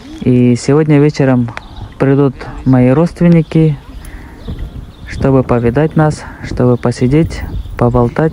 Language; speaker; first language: Russian; non-native, local second language; Tatar